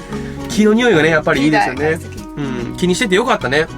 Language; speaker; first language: Japanese; native; Japanese